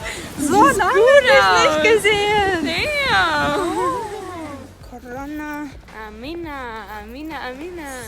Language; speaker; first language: German; non-native, learner; Mongolian